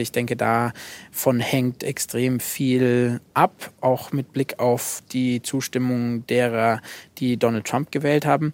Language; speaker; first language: German; native; German